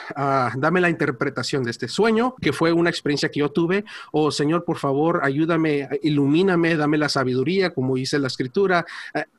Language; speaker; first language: Spanish; early bilingual, heritage; Spanish